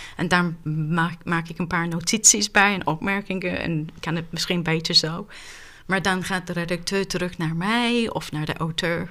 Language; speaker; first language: Dutch; non-native, fluent; English